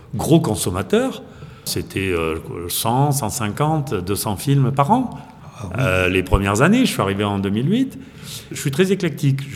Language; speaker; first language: French; native; French